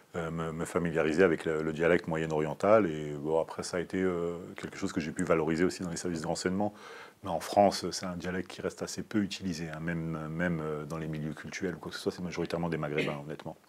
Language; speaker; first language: French; native; French